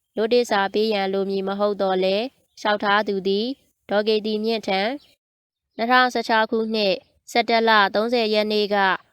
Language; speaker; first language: Burmese; native; Burmese